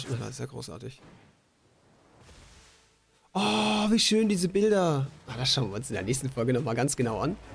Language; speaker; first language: German; native; German